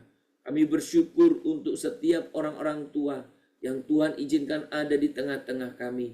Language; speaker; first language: Indonesian; native; Indonesian